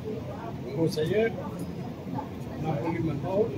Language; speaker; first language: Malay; non-native, local second language; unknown